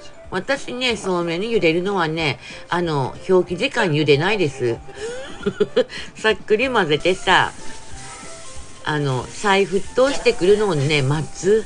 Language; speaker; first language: Japanese; native; Japanese